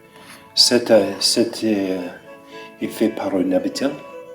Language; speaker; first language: French; early bilingual, heritage; French